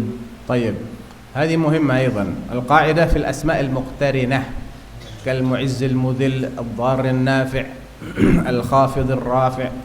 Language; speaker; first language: Arabic; non-native, fluent; Indonesian